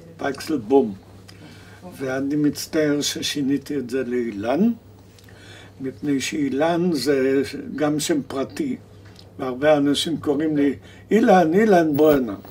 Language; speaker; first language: Hebrew; early bilingual, other home language; German